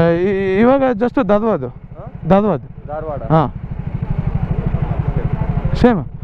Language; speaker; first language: Kannada; non-native, learner; Tamil